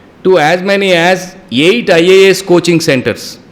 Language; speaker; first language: English; non-native, local second language; Telugu